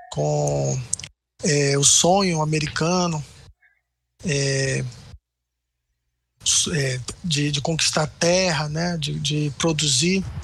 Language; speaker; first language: Portuguese; native; Portuguese